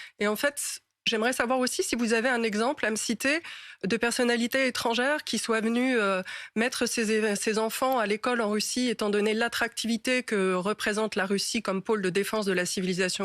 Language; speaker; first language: French; native; French